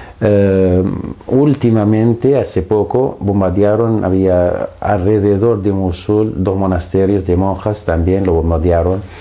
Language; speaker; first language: Spanish; non-native, fluent; Arabic